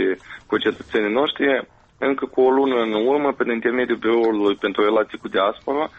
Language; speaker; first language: Romanian; native; Romanian